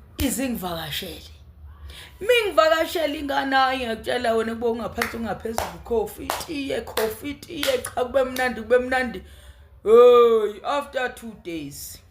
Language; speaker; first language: Zulu; native; Zulu